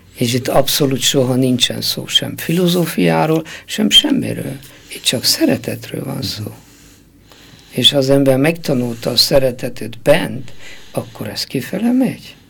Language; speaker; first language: Hungarian; native; Hungarian